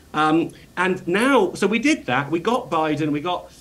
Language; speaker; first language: English; native; English